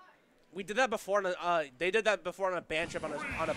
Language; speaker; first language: English; native; English